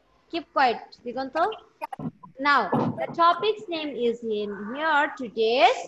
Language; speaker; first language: English; non-native, local second language; Bangla